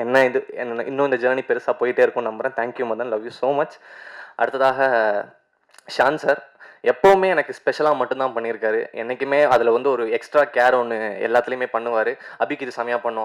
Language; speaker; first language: Tamil; native; Tamil